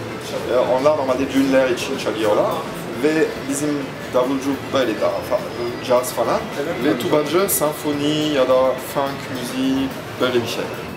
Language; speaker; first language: Turkish; non-native, fluent; French